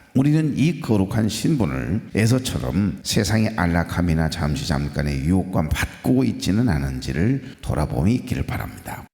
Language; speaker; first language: Korean; native; Korean